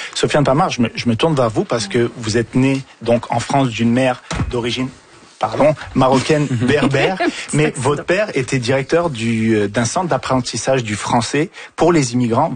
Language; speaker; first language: French; early bilingual, other home language; Arabic